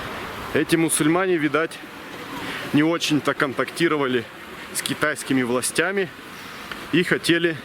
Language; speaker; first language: Russian; native; Russian